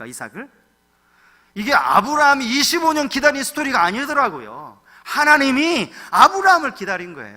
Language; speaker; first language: Korean; native; Korean